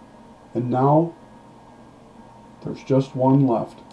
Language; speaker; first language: English; native; English